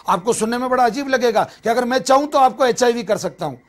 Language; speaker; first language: Hindi; native; Hindi